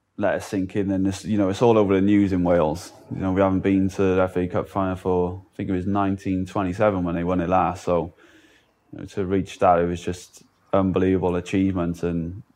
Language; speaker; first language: English; native; English